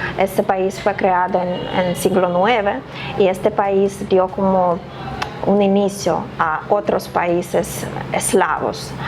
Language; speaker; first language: Spanish; non-native, fluent; Ukrainian